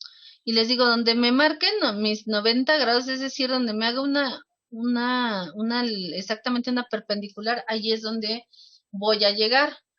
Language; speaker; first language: Spanish; native; Spanish